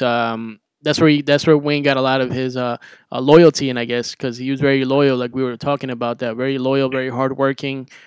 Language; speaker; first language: English; early bilingual, other home language; Spanish